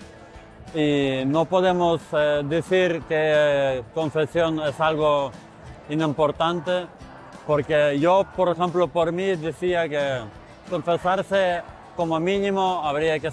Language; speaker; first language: Spanish; non-native, fluent; Ukrainian